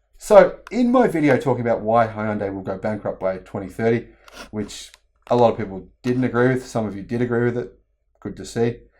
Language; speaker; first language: English; native; English